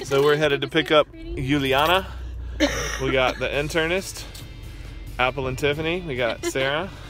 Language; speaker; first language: English; native; English